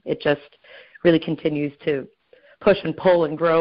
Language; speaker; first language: English; native; English